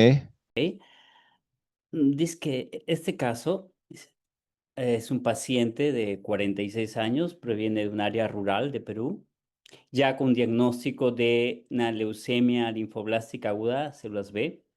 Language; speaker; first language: Spanish; native; Spanish